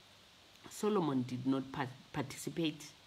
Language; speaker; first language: English; non-native, local second language; Shona